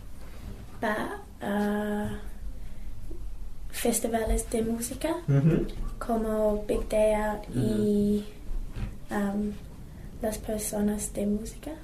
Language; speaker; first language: Spanish; non-native, learner; English